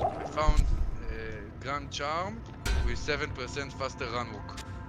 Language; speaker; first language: English; non-native, learner; Hebrew